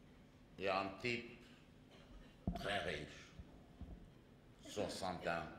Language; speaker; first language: French; non-native, fluent; Czech